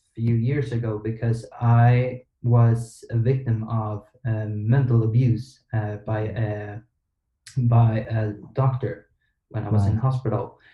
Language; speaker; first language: English; non-native, fluent; Swedish